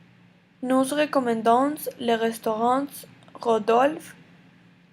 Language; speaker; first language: French; non-native, learner; Spanish